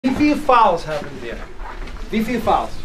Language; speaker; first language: German; non-native, fluent; English